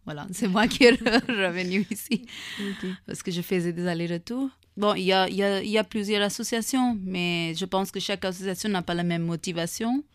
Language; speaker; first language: French; non-native, fluent; Hindi